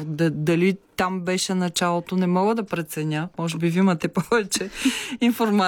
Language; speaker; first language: Bulgarian; native; Bulgarian